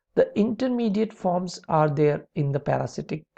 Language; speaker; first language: English; non-native, local second language; Hindi